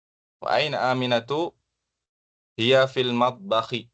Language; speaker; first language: Arabic; non-native, fluent; Indonesian